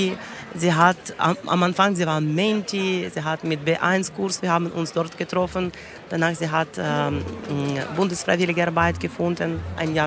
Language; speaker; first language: German; non-native, learner; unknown